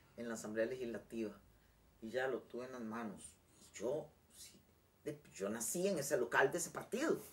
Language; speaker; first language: Spanish; native; Spanish